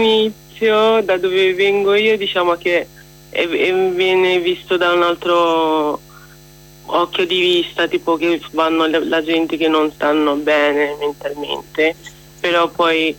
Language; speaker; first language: Italian; non-native, fluent; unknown